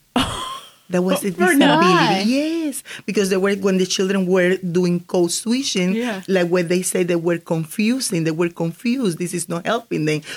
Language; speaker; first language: English; non-native, fluent; Spanish